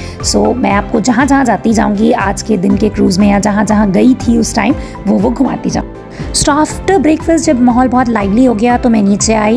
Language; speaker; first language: Hindi; native; Hindi